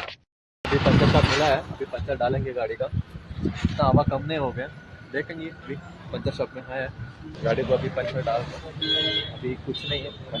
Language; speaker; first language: Hindi; non-native, local second language; Kannada